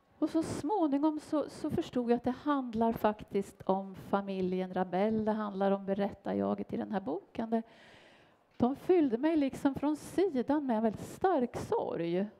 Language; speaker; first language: Swedish; native; Swedish